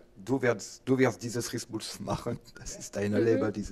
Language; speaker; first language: German; non-native, learner; French